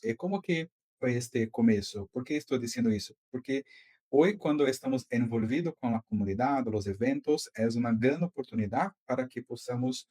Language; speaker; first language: Spanish; non-native, fluent; Portuguese